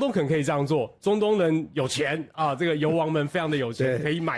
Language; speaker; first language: Chinese; native; Chinese